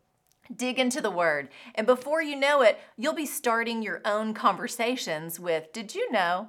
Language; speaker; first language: English; native; English